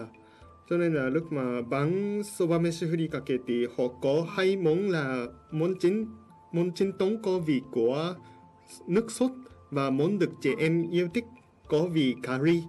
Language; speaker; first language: Vietnamese; non-native, fluent; Japanese